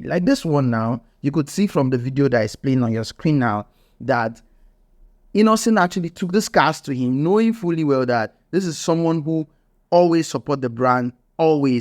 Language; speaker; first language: English; non-native, local second language; Igbo